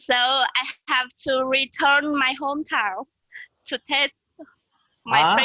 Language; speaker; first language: English; non-native, learner; Vietnamese